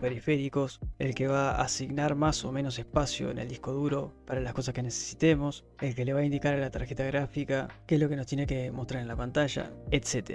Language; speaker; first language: Spanish; native; Spanish